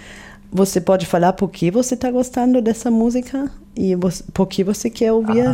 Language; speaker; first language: Portuguese; non-native, fluent; German